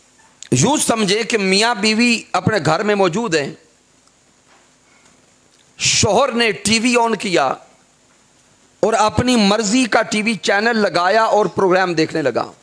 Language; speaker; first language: Urdu; native; Urdu